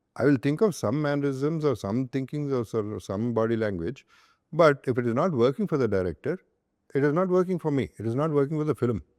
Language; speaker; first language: English; non-native, local second language; Telugu